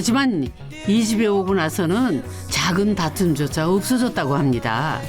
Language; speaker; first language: Korean; native; Korean